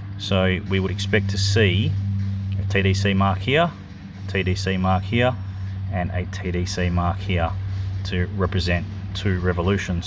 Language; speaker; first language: English; native; English